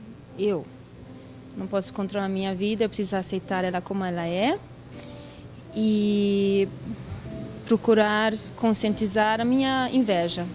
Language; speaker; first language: Portuguese; non-native, fluent; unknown